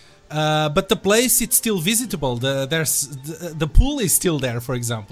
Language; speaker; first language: English; non-native, fluent; Portuguese